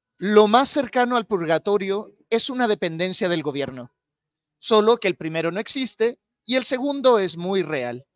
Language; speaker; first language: Spanish; native; Spanish